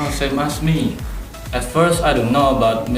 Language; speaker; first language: English; non-native, learner; Indonesian